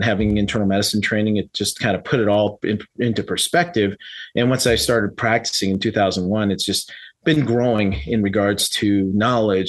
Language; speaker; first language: English; native; English